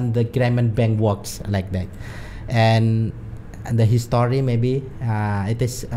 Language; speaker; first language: English; non-native, learner; Indonesian